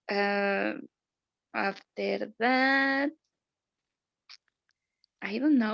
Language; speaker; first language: English; non-native, learner; Spanish